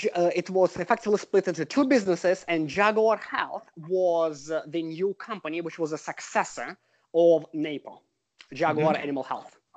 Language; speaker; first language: English; non-native, fluent; Russian